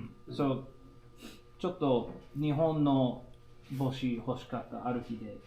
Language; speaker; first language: Japanese; non-native, learner; English